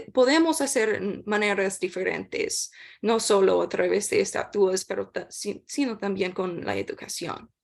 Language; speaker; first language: Spanish; non-native, learner; English